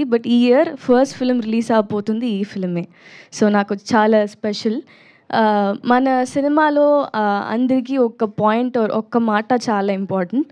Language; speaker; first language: Telugu; non-native, learner; Tamil